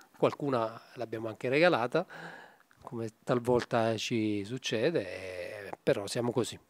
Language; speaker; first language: Italian; native; Italian